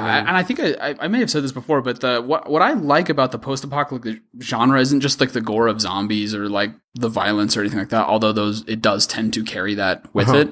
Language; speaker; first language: English; native; English